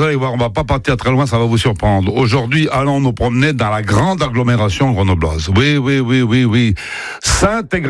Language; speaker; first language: French; native; French